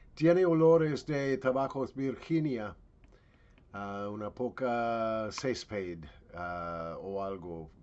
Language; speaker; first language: Spanish; non-native, learner; English